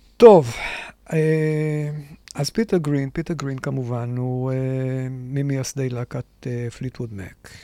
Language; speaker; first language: Hebrew; native; Hebrew